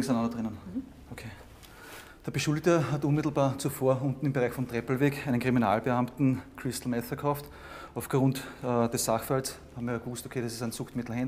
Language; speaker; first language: German; native; German